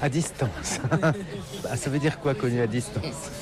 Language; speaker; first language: French; native; French